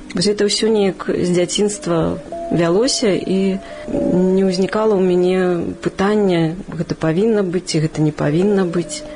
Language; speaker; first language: Belarusian; non-native, local second language; Russian